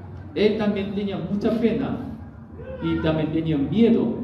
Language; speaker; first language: Spanish; non-native, learner; Korean